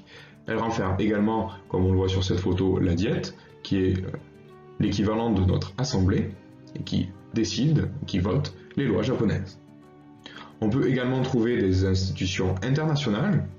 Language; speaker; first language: French; native; French